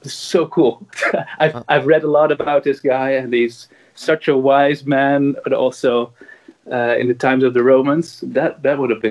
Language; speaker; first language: English; non-native, fluent; Dutch